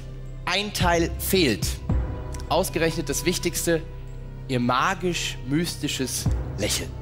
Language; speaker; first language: German; native; German